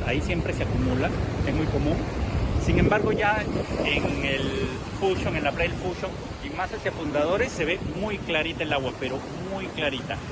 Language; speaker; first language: Spanish; native; Spanish